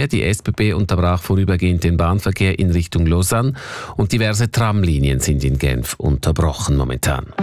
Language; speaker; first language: German; native; German